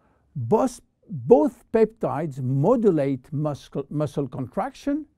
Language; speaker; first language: English; non-native, fluent; French